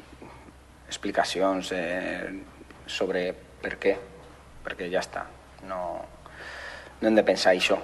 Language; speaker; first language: Catalan; non-native, fluent; Spanish